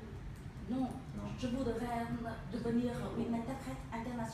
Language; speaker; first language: French; non-native, learner; Vietnamese